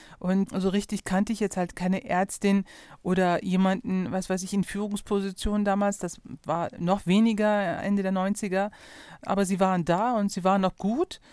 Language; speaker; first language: German; early bilingual, other home language; Turkish